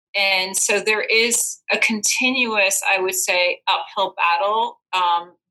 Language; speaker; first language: English; non-native, fluent; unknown